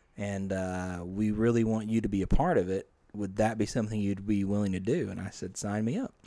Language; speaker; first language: English; native; English